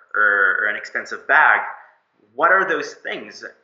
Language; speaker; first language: English; native; English